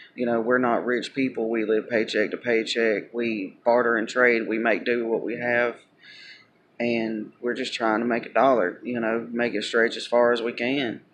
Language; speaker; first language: English; native; English